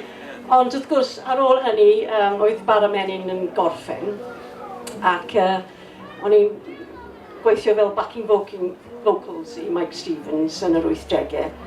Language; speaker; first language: Welsh; non-native, local second language; English